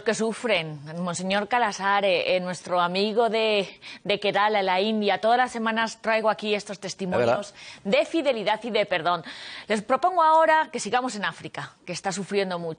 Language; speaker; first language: Spanish; native; Spanish